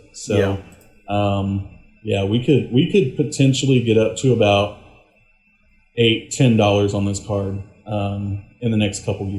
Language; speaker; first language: English; native; English